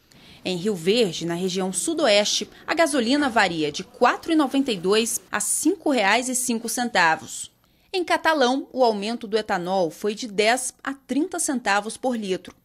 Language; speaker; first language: Portuguese; native; Portuguese